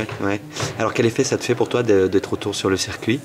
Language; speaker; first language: French; native; French